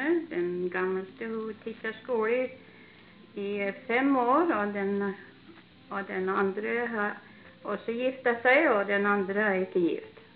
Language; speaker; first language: Norwegian; early bilingual, heritage; Norwegian